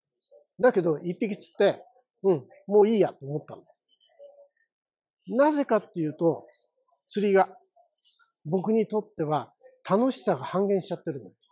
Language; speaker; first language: Japanese; native; Japanese